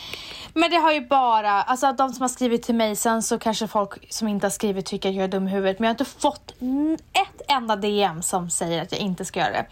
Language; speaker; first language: Swedish; native; Swedish